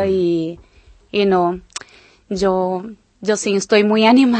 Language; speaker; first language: Spanish; non-native, fluent; Portuguese